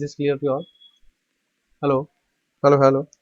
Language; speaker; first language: English; non-native, local second language; Hindi